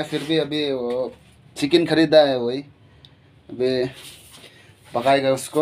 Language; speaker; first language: Hindi; non-native, local second language; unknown